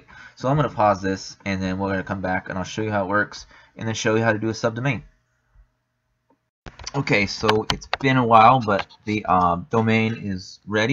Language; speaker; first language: English; native; English